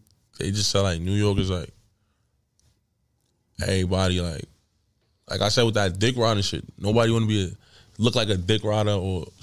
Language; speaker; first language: English; native; English